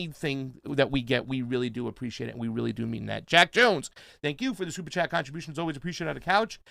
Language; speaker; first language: English; native; English